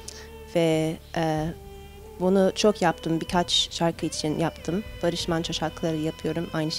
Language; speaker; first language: Turkish; early bilingual, heritage; Turkish